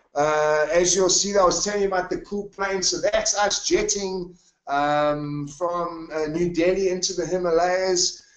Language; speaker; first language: English; native; English